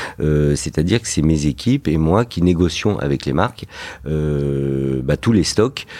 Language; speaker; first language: French; early bilingual, other home language; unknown